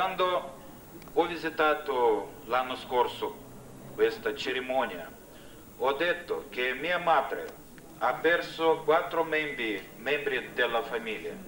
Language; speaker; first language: Italian; non-native, fluent; Russian